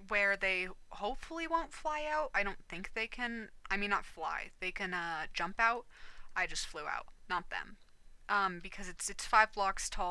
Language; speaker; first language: English; native; English